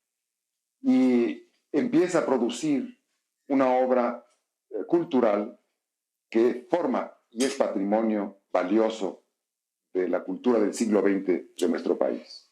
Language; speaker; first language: Spanish; native; Spanish